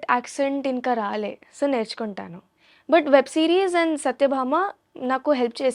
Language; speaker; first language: Telugu; non-native, local second language; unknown